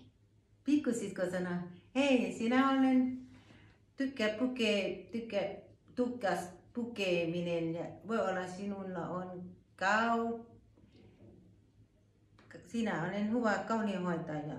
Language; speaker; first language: Finnish; non-native, learner; Thai